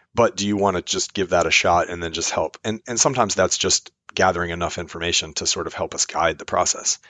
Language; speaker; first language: English; native; English